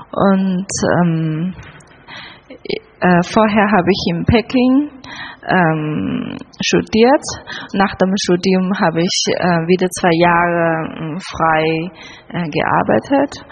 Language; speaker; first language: German; non-native, learner; Chinese